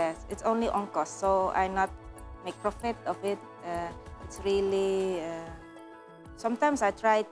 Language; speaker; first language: English; non-native, learner; Dutch